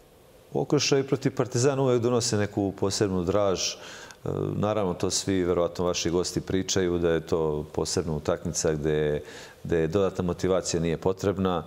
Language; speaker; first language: Serbian; native; Serbian